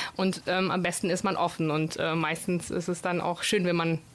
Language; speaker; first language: German; non-native, fluent; Italian